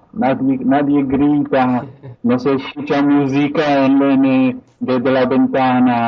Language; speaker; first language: Spanish; non-native, fluent; Polish